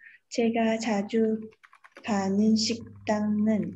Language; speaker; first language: Korean; non-native, learner; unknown